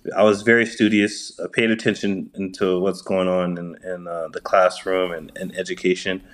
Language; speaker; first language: English; early bilingual, other home language; Japanese